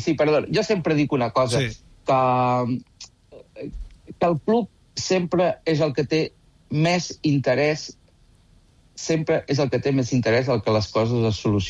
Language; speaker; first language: Catalan; native; Catalan